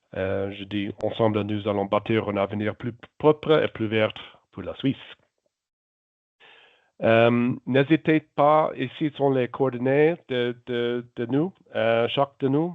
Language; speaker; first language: French; non-native, local second language; German